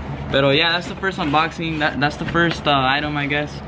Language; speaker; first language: English; early bilingual, other home language; Spanish